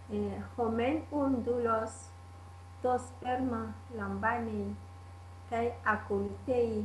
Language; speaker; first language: Greek; non-native, learner; Italian